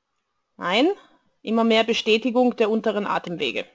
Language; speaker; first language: German; native; German